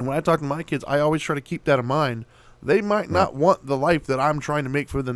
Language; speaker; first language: English; native; English